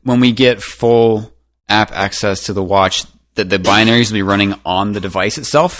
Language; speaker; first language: English; native; English